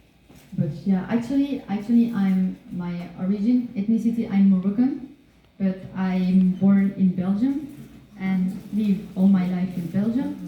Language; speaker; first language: English; non-native, fluent; French